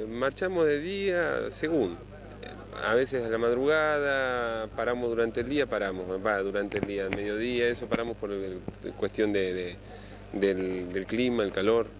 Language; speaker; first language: Spanish; native; Spanish